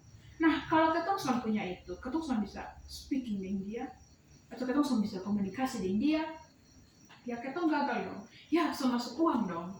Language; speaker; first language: Indonesian; native; Indonesian